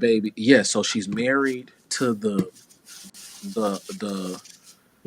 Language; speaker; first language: English; native; English